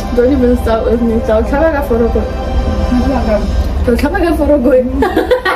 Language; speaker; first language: English; non-native, local second language; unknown